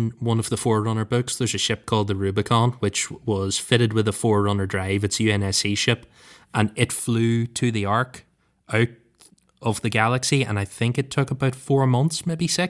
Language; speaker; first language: English; native; English